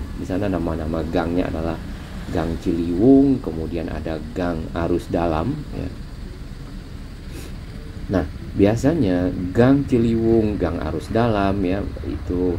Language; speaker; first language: Indonesian; native; Indonesian